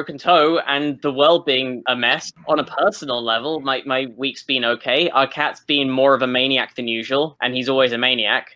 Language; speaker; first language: English; native; English